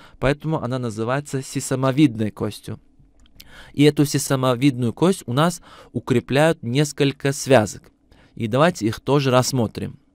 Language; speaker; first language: Russian; non-native, local second language; Uzbek